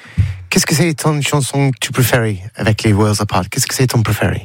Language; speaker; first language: French; non-native, learner; English